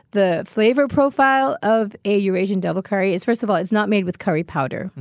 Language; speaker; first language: English; native; English